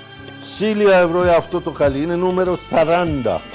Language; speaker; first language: Greek; non-native, fluent; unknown